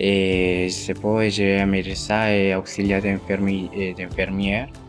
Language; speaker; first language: French; non-native, fluent; Spanish